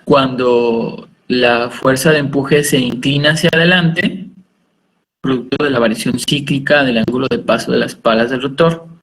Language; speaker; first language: Spanish; native; Spanish